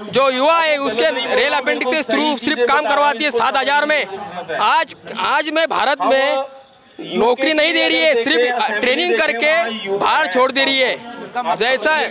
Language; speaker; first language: Hindi; non-native, local second language; Marathi